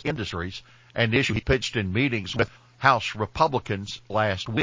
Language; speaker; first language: English; native; English